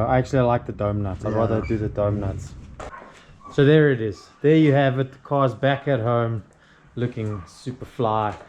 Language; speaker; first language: English; native; English